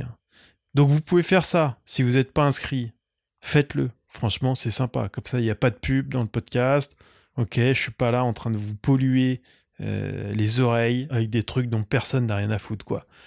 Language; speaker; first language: French; native; French